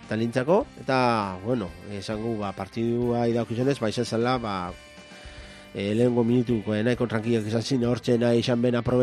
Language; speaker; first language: Basque; native; Basque